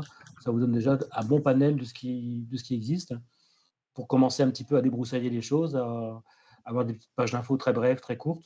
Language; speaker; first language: French; native; French